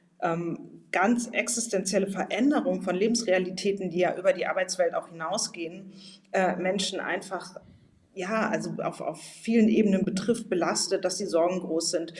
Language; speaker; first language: German; native; German